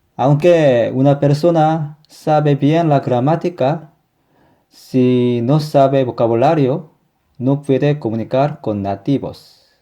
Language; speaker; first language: Spanish; non-native, fluent; Korean